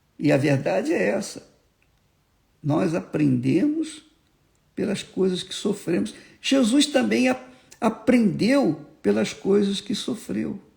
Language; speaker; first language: Portuguese; native; Portuguese